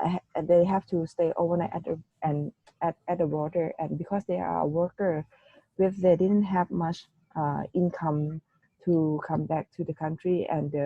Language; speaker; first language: English; non-native, learner; Thai